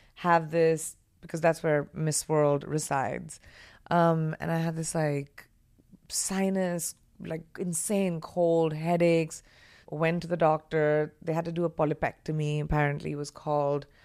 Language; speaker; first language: English; non-native, local second language; Hindi